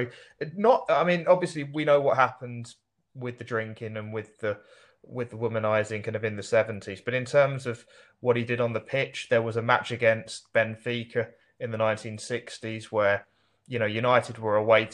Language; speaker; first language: English; native; English